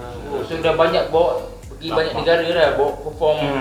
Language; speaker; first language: Malay; native; Malay